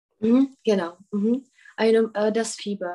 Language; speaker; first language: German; non-native, fluent; Czech